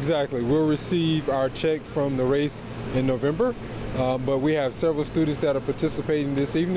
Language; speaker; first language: English; native; English